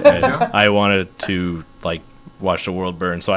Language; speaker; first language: English; native; English